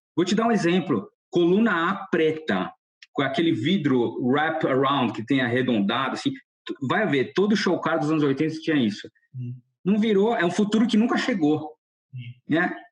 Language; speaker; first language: Portuguese; native; Portuguese